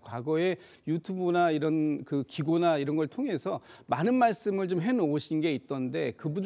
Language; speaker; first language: Korean; native; Korean